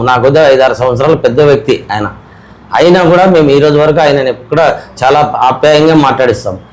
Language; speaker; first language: Telugu; native; Telugu